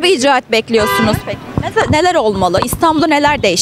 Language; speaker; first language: Turkish; native; Turkish